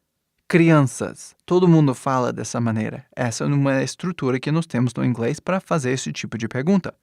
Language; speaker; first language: Portuguese; non-native, fluent; English